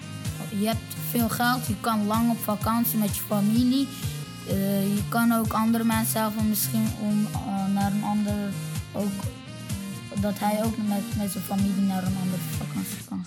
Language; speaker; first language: Dutch; non-native, learner; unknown